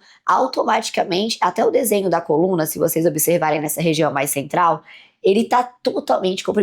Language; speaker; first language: Portuguese; native; Portuguese